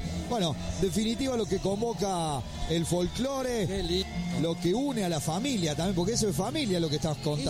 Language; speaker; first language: Spanish; native; Spanish